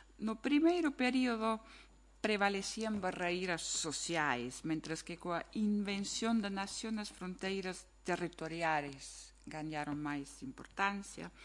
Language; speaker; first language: Galician; non-native, fluent; German